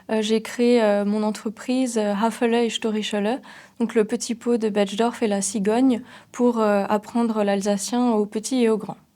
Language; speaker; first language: French; non-native, local second language; Swiss German